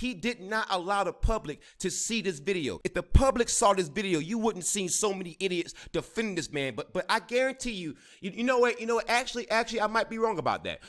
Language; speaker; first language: English; native; English